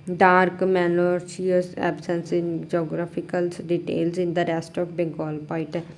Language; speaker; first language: English; non-native, local second language; Punjabi